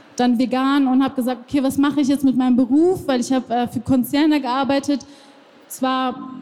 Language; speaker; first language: German; non-native, fluent; Persian